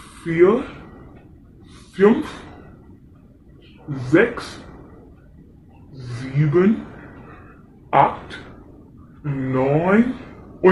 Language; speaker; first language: German; non-native, learner; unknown